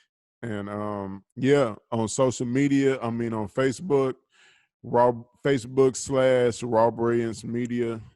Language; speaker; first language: English; native; English